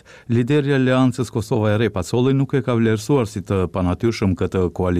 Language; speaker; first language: Albanian; native; Albanian